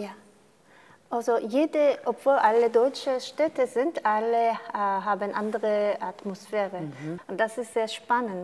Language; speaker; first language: German; non-native, fluent; Korean